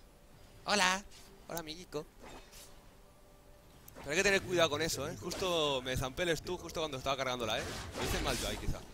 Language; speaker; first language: Spanish; native; Spanish